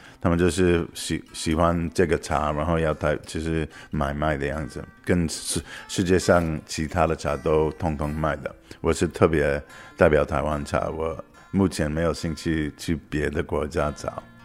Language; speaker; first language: Chinese; non-native, fluent; English